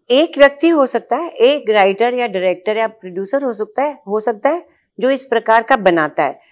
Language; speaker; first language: Hindi; native; Hindi